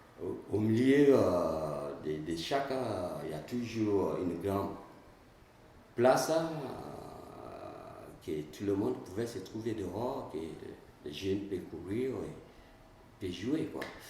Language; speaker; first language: French; non-native, learner; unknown